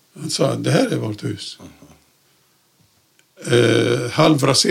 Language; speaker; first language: Swedish; non-native, fluent; Arabic